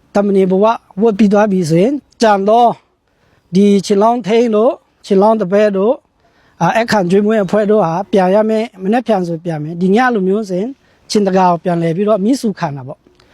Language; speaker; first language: Burmese; non-native, local second language; Pa'o Karen